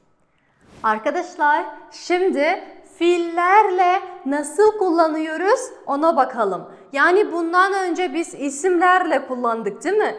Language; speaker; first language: Turkish; non-native, fluent; Kazakh